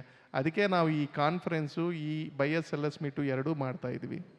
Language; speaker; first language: Kannada; non-native, local second language; Telugu